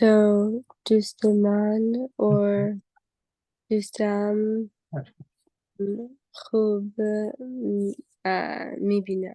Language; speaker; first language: Persian; non-native, learner; English